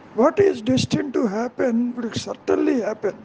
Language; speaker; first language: English; non-native, local second language; Telugu